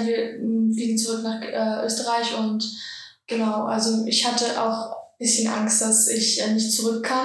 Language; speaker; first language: German; early bilingual, other home language; Georgian